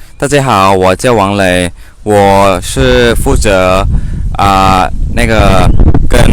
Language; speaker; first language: Chinese; non-native, learner; Thai